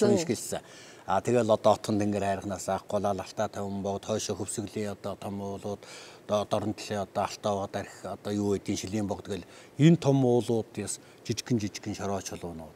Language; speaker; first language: Mongolian; native; Mongolian